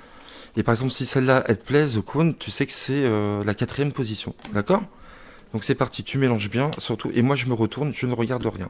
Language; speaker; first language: French; native; French